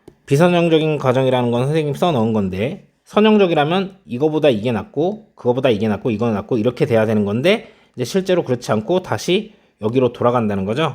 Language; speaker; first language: Korean; native; Korean